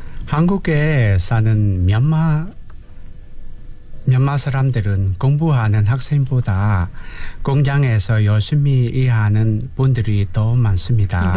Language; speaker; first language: Korean; non-native, fluent; Burmese